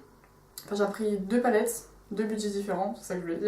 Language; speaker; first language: French; native; French